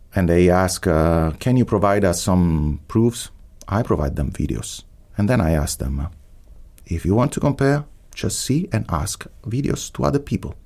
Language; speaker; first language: English; non-native, fluent; Italian